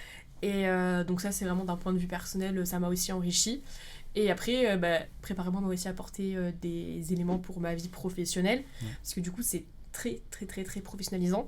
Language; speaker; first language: French; native; French